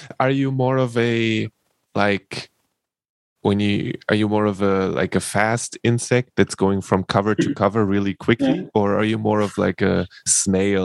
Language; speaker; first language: English; non-native, fluent; German